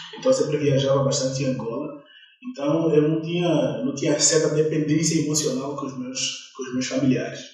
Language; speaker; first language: Portuguese; non-native, local second language; Kongo